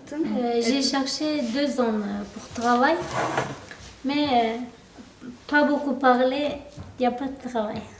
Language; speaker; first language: French; non-native, learner; Turkish